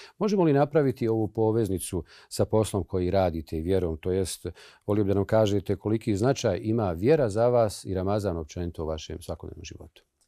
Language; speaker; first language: Bosnian; native; Bosnian